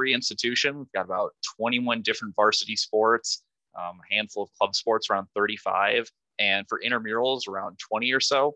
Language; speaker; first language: English; native; English